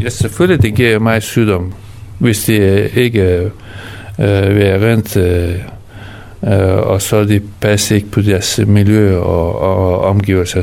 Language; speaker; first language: Danish; non-native, fluent; Persian